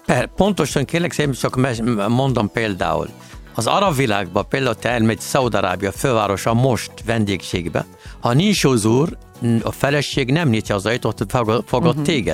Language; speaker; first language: Hungarian; non-native, learner; Arabic